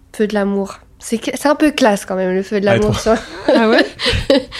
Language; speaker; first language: French; non-native, local second language; Arabic